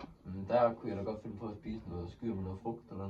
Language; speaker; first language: Danish; native; Danish